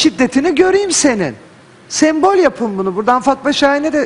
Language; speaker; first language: Turkish; native; Turkish